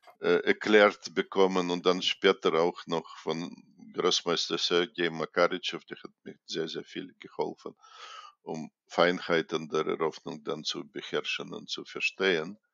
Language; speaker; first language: German; non-native, fluent; Russian